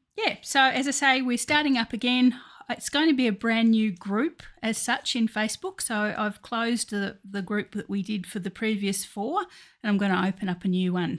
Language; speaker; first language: English; native; English